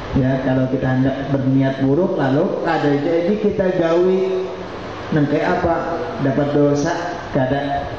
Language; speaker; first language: Malay; non-native, local second language; Banjar